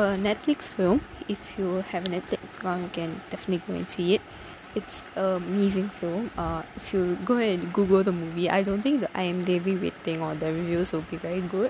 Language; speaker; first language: English; non-native, local second language; Tamil